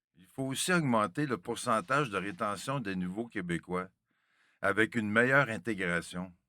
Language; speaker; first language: French; native; French